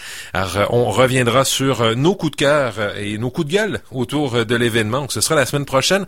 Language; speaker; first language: French; native; French